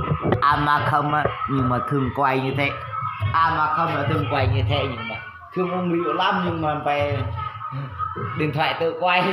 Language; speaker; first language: Vietnamese; non-native, local second language; Jarai